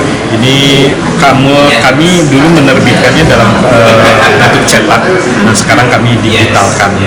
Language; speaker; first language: Indonesian; native; Indonesian